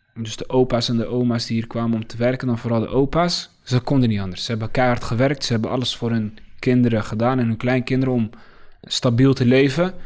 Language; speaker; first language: Dutch; early bilingual, other home language; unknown